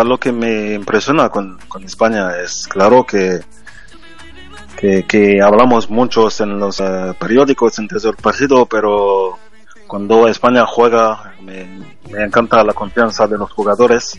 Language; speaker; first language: Spanish; non-native, fluent; French